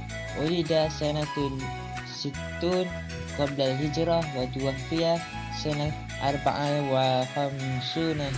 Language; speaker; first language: Arabic; non-native, learner; Malay